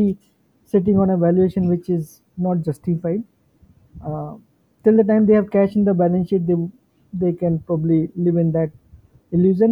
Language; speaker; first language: English; non-native, local second language; Hindi